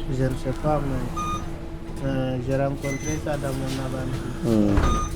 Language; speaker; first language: French; non-native, local second language; Fula